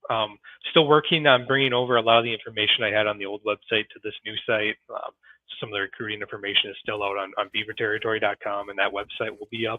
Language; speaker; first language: English; native; English